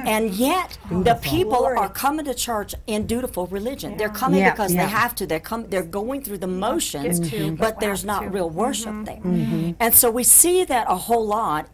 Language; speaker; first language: English; native; English